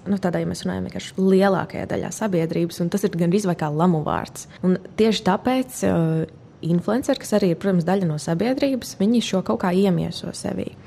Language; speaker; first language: Latvian; native; Latvian